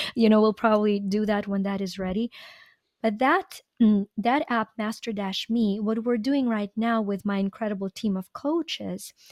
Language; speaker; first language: English; non-native, fluent; Ukrainian